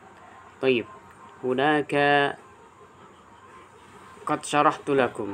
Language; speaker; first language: Arabic; non-native, fluent; Indonesian